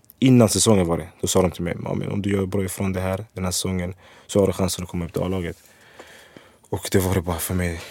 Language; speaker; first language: Swedish; early bilingual, other home language; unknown